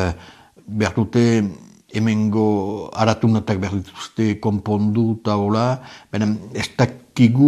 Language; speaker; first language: Basque; native; Basque